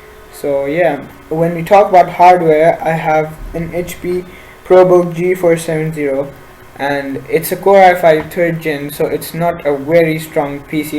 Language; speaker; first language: English; non-native, local second language; Urdu